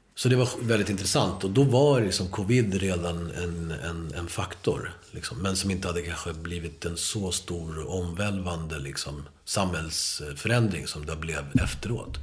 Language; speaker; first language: Swedish; early bilingual, other home language; Spanish